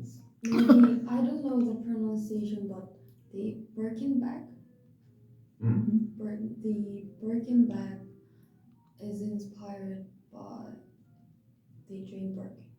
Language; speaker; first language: English; non-native, learner; Korean